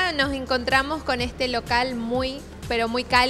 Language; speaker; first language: Spanish; native; Spanish